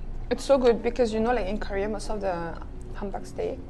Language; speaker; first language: English; non-native, fluent; French